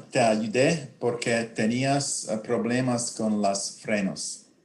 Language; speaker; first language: Spanish; non-native, learner; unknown